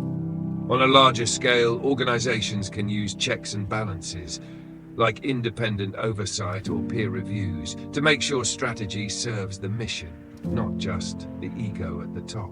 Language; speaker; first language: English; native; English